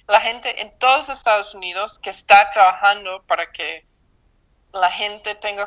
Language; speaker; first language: Spanish; non-native, fluent; English